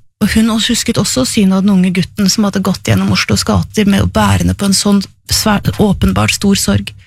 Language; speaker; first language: Norwegian; native; Norwegian